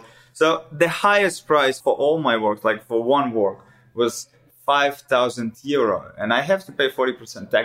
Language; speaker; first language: English; non-native, learner; Russian